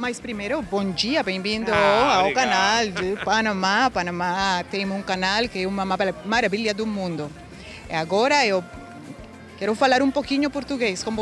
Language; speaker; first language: Portuguese; non-native, learner; Spanish